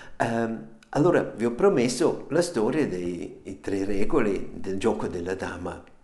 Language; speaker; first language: Italian; non-native, fluent; German